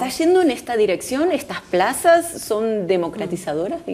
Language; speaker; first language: Spanish; native; Spanish